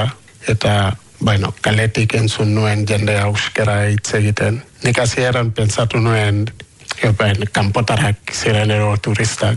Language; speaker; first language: Basque; non-native, learner; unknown